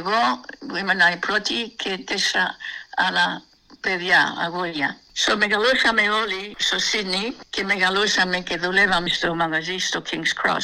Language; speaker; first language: Greek; early bilingual, heritage; Greek